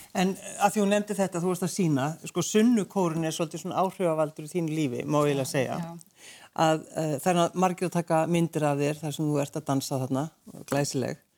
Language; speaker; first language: Icelandic; native; Icelandic